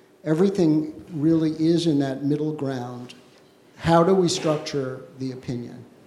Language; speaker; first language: English; native; English